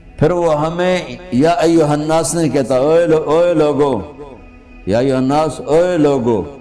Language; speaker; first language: Urdu; non-native, local second language; Punjabi